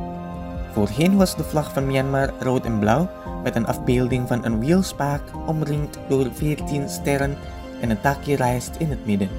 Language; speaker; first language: Dutch; non-native, fluent; Indonesian